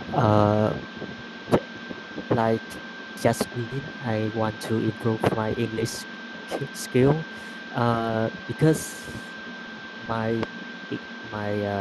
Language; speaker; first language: English; non-native, learner; Vietnamese